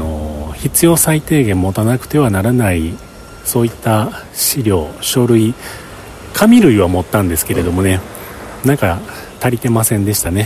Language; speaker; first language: Japanese; native; Japanese